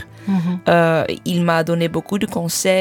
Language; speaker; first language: French; non-native, fluent; English